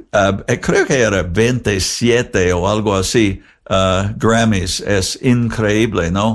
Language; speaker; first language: Spanish; non-native, learner; English